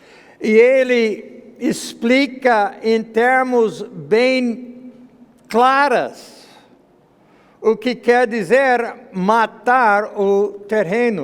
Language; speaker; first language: Portuguese; non-native, fluent; English